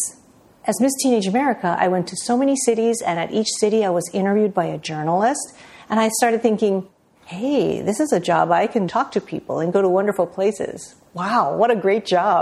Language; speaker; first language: English; native; English